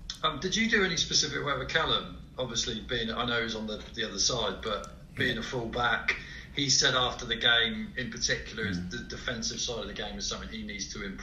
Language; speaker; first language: English; native; English